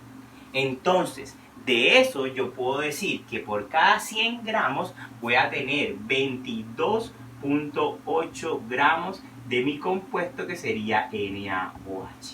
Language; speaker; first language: Spanish; native; Spanish